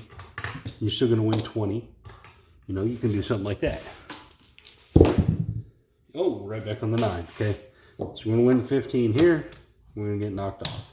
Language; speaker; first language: English; native; English